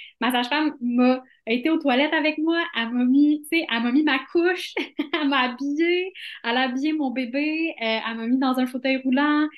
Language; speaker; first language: French; native; French